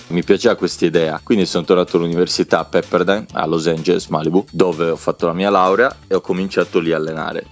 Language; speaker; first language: Italian; native; Italian